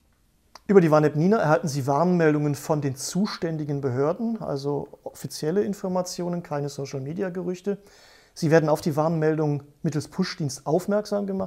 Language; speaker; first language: German; native; German